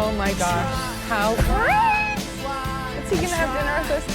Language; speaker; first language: English; native; English